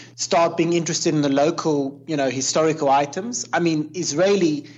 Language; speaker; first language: English; native; English